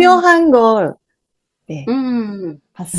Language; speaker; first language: Korean; non-native, fluent; Japanese